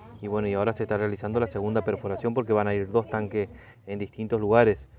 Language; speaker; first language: Spanish; native; Spanish